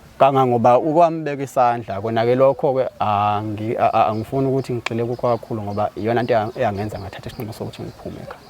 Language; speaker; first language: Zulu; native; Zulu